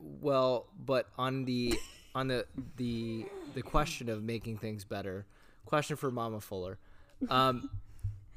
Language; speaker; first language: English; native; English